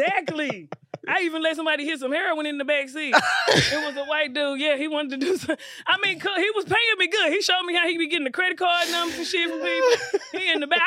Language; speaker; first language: English; native; English